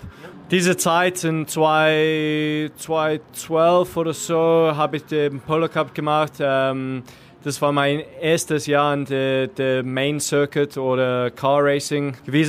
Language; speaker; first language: German; non-native, learner; English